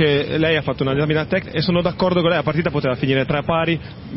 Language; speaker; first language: Italian; native; Italian